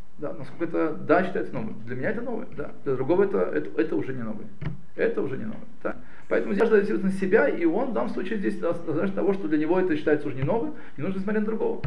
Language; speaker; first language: Russian; early bilingual, heritage; Russian